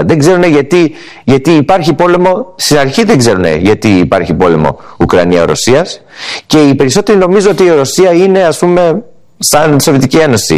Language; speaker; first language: Greek; early bilingual, heritage; English